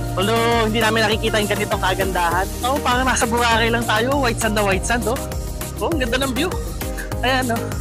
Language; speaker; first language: Filipino; native; Filipino